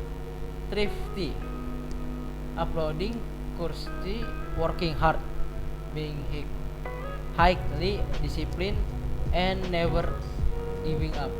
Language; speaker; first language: English; non-native, learner; Indonesian